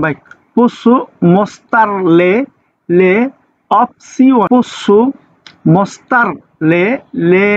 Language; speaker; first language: Italian; non-native, fluent; Bangla